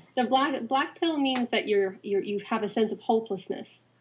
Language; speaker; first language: English; native; English